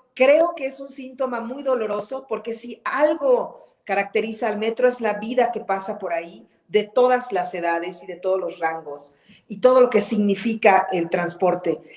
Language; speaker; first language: Spanish; native; Spanish